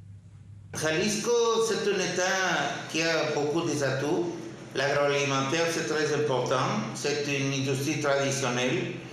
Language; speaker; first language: French; non-native, fluent; Spanish